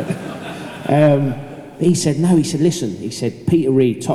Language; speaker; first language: English; native; English